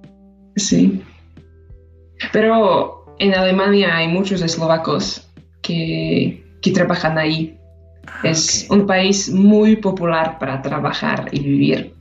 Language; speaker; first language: Spanish; non-native, fluent; Slovak